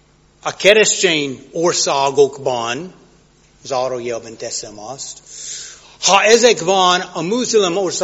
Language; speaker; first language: Hungarian; non-native, fluent; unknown